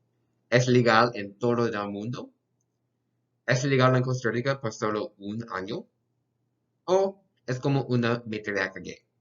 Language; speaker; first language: Spanish; non-native, learner; English